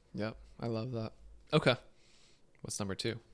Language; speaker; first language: English; native; English